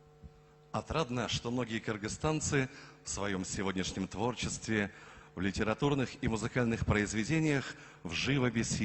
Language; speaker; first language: Russian; native; Russian